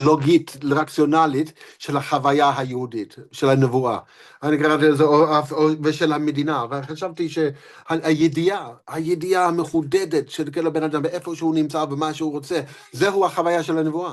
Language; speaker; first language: Hebrew; non-native, fluent; English